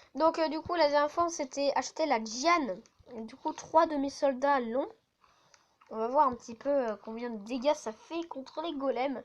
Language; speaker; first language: French; native; French